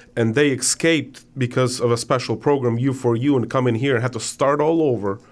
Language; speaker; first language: English; non-native, fluent; Ukrainian